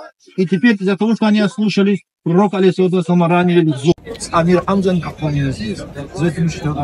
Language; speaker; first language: Russian; non-native, local second language; Tajik